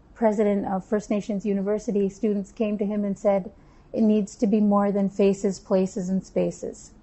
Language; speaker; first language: English; native; English